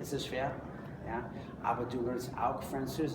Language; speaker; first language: German; non-native, fluent; English